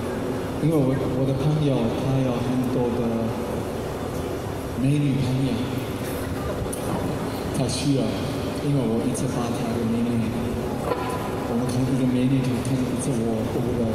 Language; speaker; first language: Chinese; non-native, fluent; English